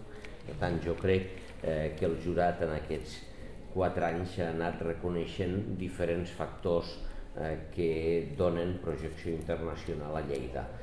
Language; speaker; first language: Catalan; native; Catalan